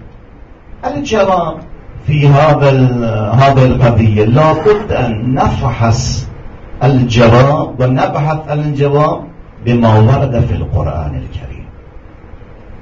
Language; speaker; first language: Arabic; non-native, fluent; Persian